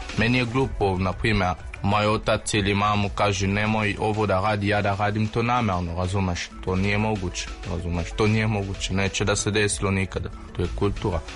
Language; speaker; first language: Serbian; non-native, learner; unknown